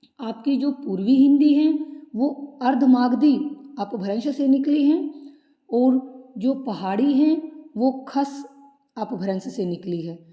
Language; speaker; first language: Hindi; native; Hindi